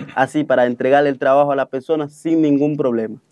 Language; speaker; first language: Spanish; non-native, fluent; Haitian Creole